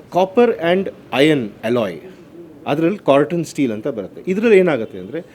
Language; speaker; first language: Kannada; native; Kannada